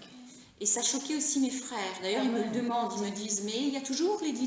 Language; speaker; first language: French; early bilingual, other home language; Italian